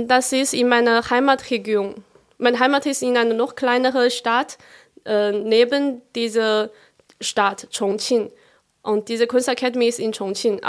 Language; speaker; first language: German; non-native, fluent; Chinese